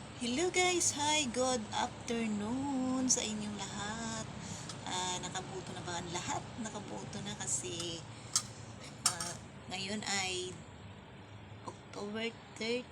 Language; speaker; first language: Filipino; non-native, local second language; Bikol